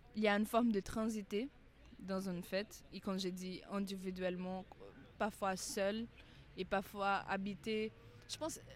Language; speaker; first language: French; non-native, fluent; Portuguese